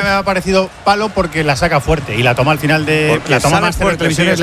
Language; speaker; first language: Spanish; native; Spanish